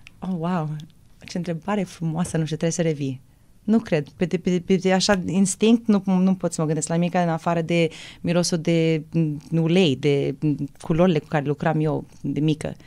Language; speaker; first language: Romanian; early bilingual, heritage; Romanian